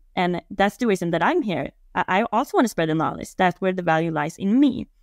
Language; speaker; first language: English; non-native, fluent; Swedish